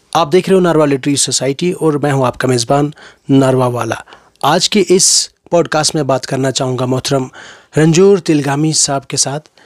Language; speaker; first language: Hindi; non-native, local second language; Kashmiri